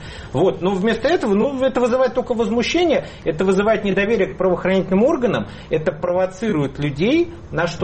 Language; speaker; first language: Russian; native; Russian